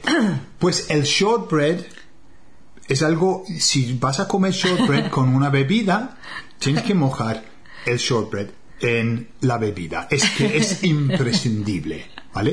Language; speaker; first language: Spanish; non-native, fluent; English